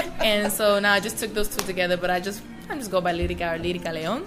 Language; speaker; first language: English; non-native, fluent; Spanish